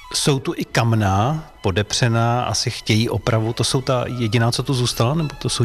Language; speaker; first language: Czech; native; Czech